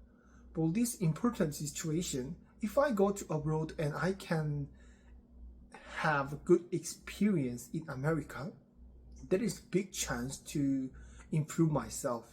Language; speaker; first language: English; non-native, learner; Korean